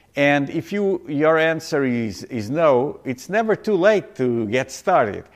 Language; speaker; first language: English; non-native, fluent; Portuguese